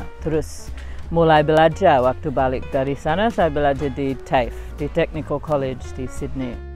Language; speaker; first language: Indonesian; non-native, fluent; English